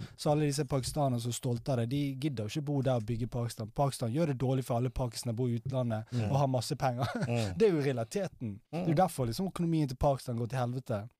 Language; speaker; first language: Norwegian; early bilingual, other home language; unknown